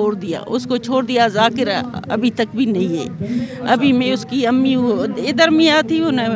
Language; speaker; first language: Hindi; non-native, local second language; Baluchi